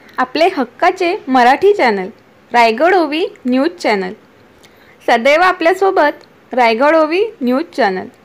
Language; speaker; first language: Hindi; non-native, local second language; Marathi